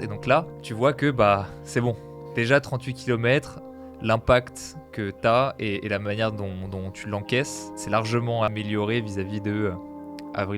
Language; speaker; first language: French; native; French